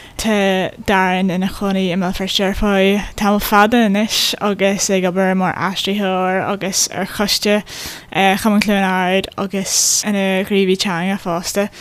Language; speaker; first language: Irish; non-native, local second language; English